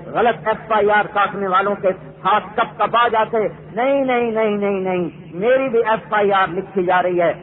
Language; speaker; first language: Urdu; non-native, local second language; Punjabi